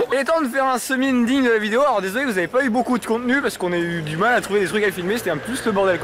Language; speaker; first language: French; native; French